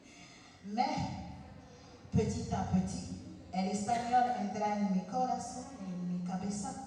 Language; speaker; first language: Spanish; non-native, learner; French